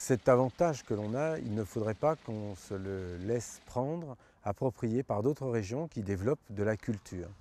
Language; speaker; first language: French; native; French